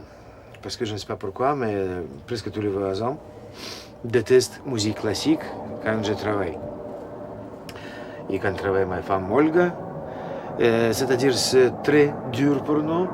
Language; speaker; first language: French; non-native, learner; Russian